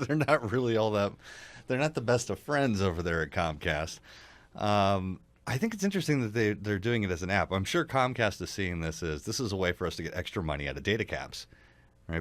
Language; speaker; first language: English; native; English